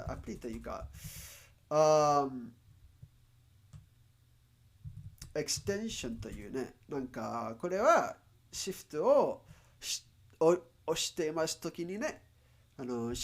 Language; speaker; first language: Japanese; non-native, learner; Spanish